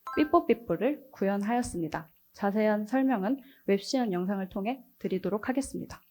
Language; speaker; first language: Korean; native; Korean